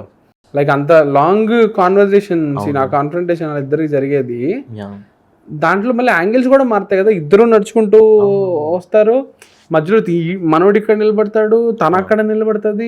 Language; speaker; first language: Telugu; native; Telugu